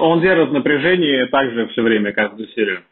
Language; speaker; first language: Russian; native; Russian